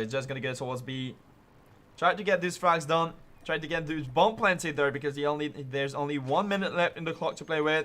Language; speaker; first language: English; non-native, fluent; French